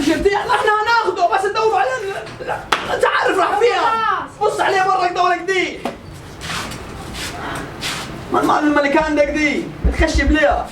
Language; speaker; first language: Arabic; native; Arabic